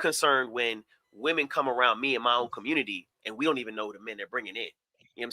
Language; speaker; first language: English; native; English